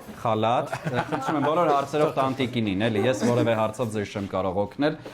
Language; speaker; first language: Armenian; native; Armenian